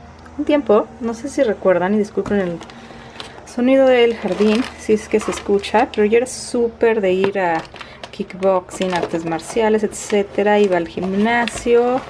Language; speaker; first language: Spanish; native; Spanish